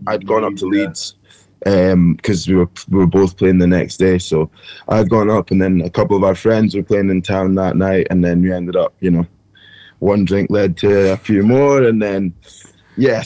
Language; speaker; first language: English; native; English